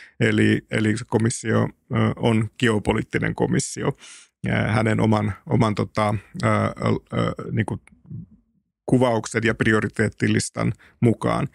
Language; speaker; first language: Finnish; native; Finnish